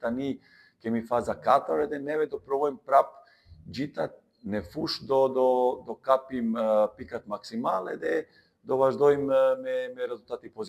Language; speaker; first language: Albanian; non-native, learner; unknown